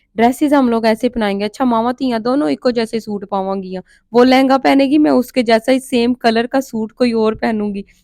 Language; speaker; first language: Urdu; non-native, local second language; Punjabi